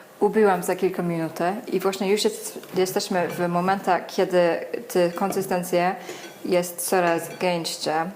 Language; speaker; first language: Polish; non-native, learner; English